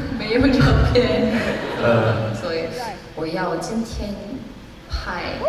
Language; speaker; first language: Chinese; non-native, learner; Korean